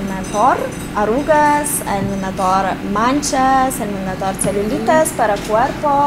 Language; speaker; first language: Spanish; non-native, learner; Lithuanian